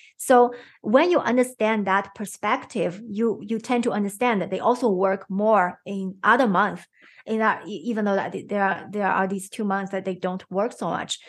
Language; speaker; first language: English; non-native, fluent; Chinese